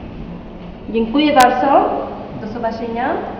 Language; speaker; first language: Polish; non-native, learner; Spanish